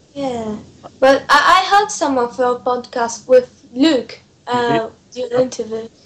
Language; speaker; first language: English; non-native, fluent; Portuguese